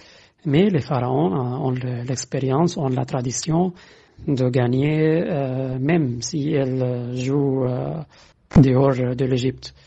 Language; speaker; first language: French; non-native, fluent; Arabic